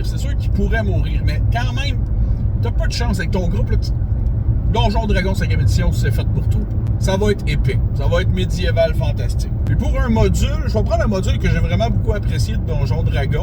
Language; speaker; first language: French; native; French